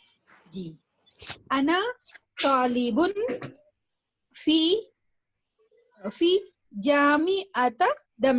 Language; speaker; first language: Arabic; non-native, learner; Urdu